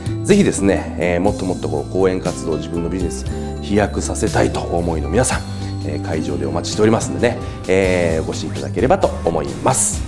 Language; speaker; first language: Japanese; native; Japanese